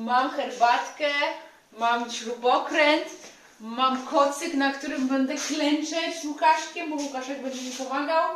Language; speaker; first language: Polish; native; Polish